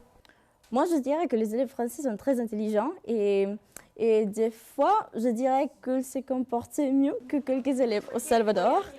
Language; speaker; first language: French; non-native, fluent; Spanish